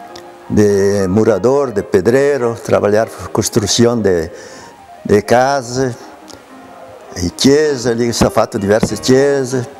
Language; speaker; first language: Italian; early bilingual, heritage; Italian